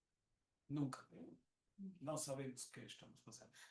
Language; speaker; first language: Portuguese; non-native, learner; German